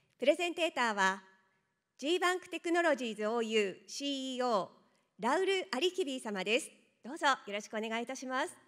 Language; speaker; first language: Japanese; native; Japanese